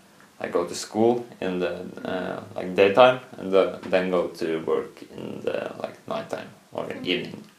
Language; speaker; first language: English; non-native, fluent; Norwegian